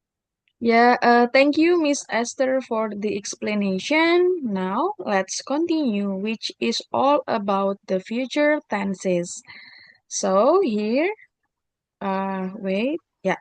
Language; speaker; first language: English; non-native, learner; Indonesian